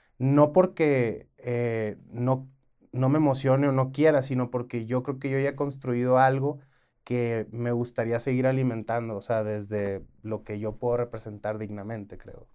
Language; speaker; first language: Spanish; native; Spanish